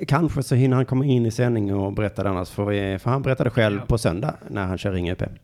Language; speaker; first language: Swedish; native; Swedish